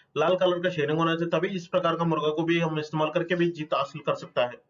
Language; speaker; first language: Hindi; non-native, local second language; Telugu